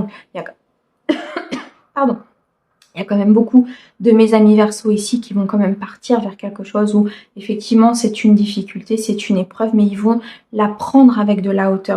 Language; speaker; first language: French; native; French